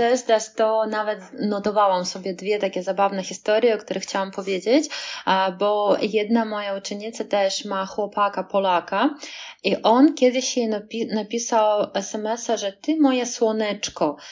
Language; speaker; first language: Polish; non-native, fluent; Russian